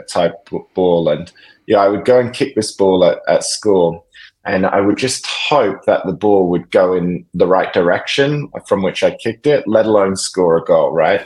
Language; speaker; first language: English; native; English